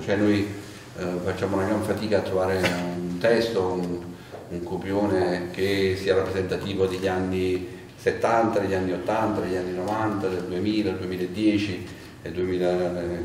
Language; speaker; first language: Italian; native; Italian